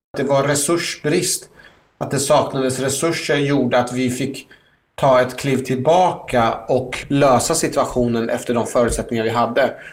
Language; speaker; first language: Swedish; early bilingual, other home language; Persian